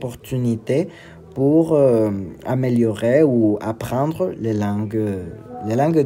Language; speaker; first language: French; non-native, learner; Spanish